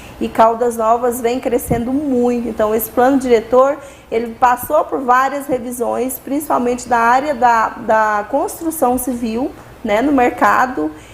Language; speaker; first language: Portuguese; native; Portuguese